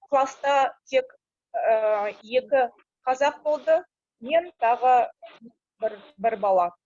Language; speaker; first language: Kazakh; non-native, local second language; Russian